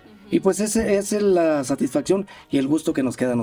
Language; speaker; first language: Spanish; native; Spanish